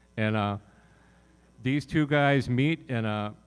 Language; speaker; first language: English; native; English